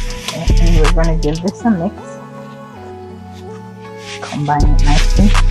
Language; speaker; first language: English; native; English